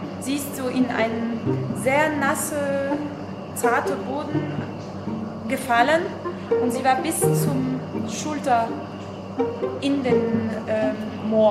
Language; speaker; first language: German; non-native, learner; French